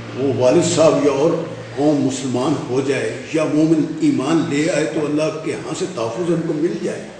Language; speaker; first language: Urdu; non-native, local second language; Punjabi